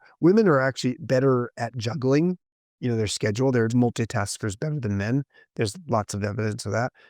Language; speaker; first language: English; native; English